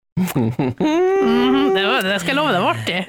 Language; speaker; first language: Norwegian; native; Norwegian